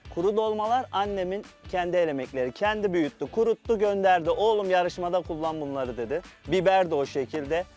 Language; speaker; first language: Turkish; native; Turkish